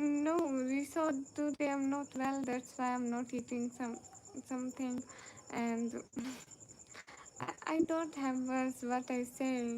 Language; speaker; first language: English; non-native, learner; Urdu